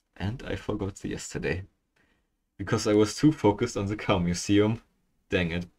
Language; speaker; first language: English; non-native, fluent; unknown